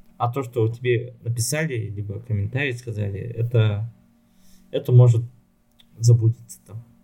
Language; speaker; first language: Russian; non-native, local second language; Yakut